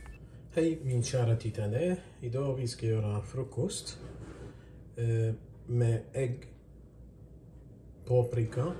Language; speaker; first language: Swedish; non-native, learner; Arabic